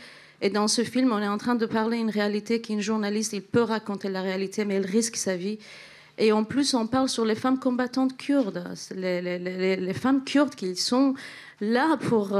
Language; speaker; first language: French; non-native, fluent; Central Kurdish